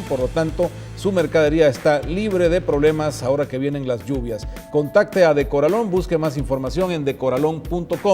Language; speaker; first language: Spanish; native; Spanish